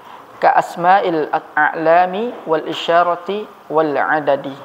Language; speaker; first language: Arabic; non-native, fluent; Indonesian